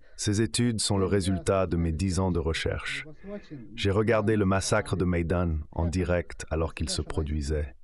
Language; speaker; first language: French; non-native, fluent; Ukrainian